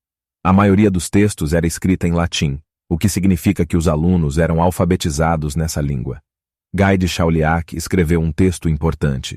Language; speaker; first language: Portuguese; native; Portuguese